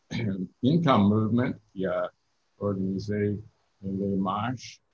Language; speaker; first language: French; non-native, learner; English